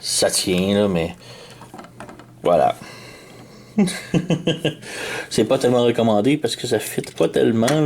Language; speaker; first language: French; native; French